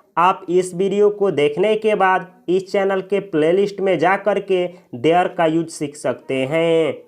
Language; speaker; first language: Hindi; native; Hindi